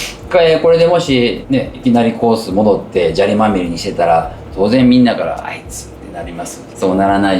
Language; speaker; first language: Japanese; native; Japanese